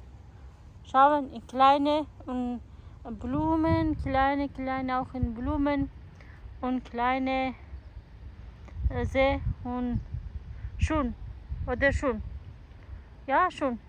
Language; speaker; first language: German; non-native, learner; Persian